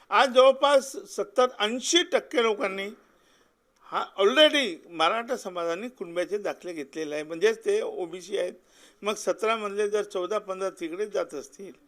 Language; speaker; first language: Marathi; non-native, local second language; Lambadi